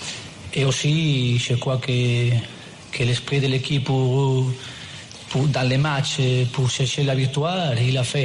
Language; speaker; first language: French; non-native, learner; Spanish